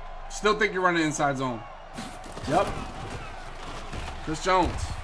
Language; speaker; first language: English; native; English